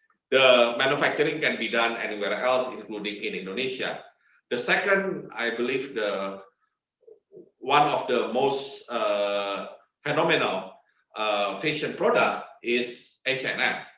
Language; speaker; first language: English; non-native, fluent; Indonesian